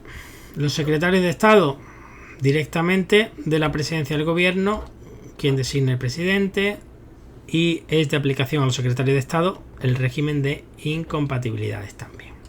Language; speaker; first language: Spanish; native; Spanish